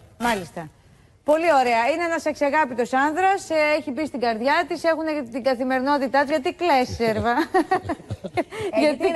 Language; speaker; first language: Greek; native; Greek